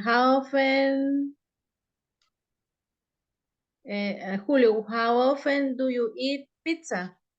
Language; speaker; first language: English; non-native, learner; Spanish